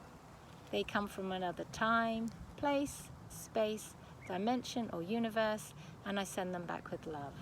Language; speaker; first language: English; native; English